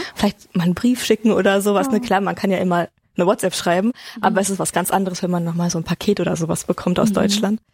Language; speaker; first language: German; native; German